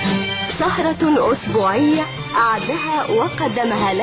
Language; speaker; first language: Arabic; native; Arabic